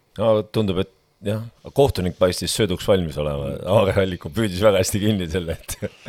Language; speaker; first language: Estonian; native; Estonian